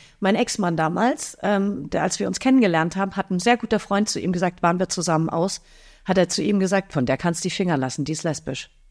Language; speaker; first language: German; native; German